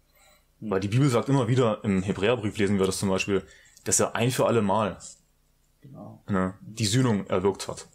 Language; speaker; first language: German; native; German